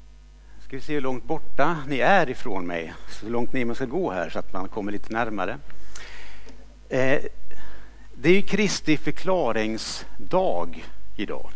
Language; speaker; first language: Swedish; native; Swedish